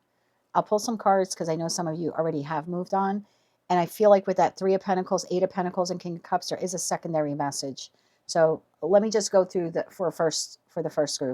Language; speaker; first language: English; native; English